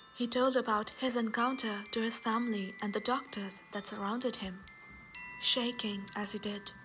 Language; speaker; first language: English; non-native, local second language; Hindi